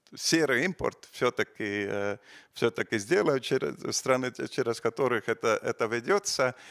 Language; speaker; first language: Russian; non-native, fluent; Estonian